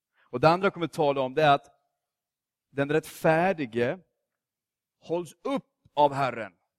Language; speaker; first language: Swedish; native; Swedish